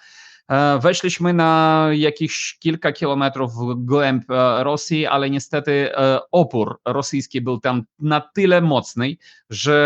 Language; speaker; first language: Polish; non-native, fluent; Ukrainian